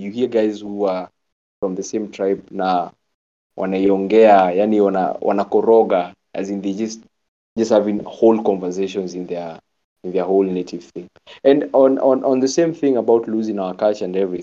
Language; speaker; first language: English; non-native, local second language; Kikuyu